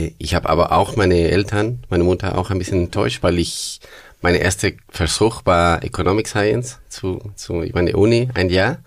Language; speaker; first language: German; non-native, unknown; Spanish